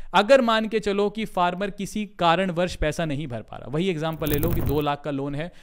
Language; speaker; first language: Hindi; native; Hindi